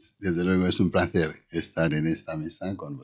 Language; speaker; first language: Spanish; non-native, fluent; Haitian Creole